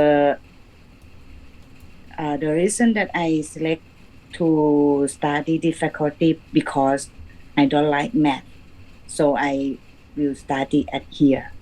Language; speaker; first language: English; non-native, learner; Thai